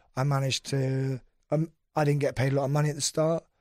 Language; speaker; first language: English; native; English